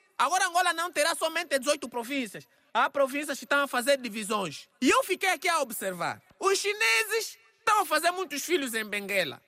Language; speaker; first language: Portuguese; native; Portuguese